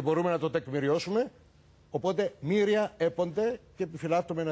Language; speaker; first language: Greek; native; Greek